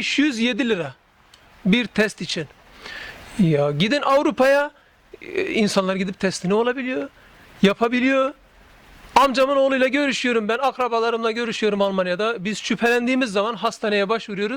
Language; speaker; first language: Turkish; native; Turkish